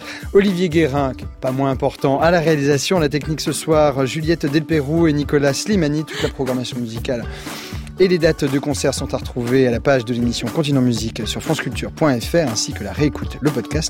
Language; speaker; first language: French; native; French